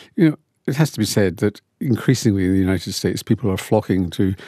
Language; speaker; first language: English; native; English